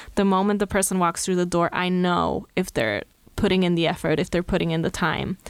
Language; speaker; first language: English; non-native, fluent; Slovenian